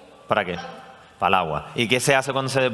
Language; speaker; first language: Spanish; native; Spanish